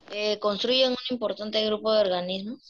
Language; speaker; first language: Spanish; native; Spanish